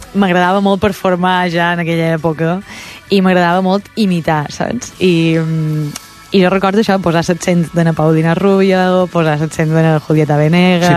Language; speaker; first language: Catalan; native; Catalan